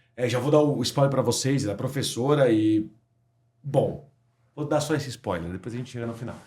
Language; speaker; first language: Portuguese; native; Portuguese